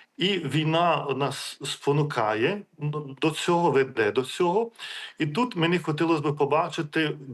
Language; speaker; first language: Ukrainian; non-native, fluent; Lithuanian